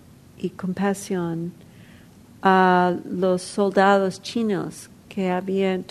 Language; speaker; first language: Spanish; non-native, fluent; English